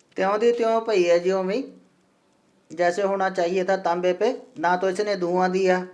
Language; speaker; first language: Hindi; non-native, local second language; Punjabi